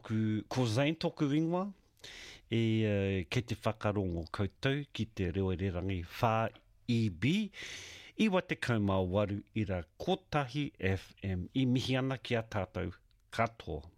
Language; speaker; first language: Māori; non-native, learner; English